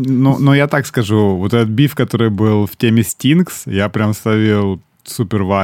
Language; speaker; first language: Russian; native; Russian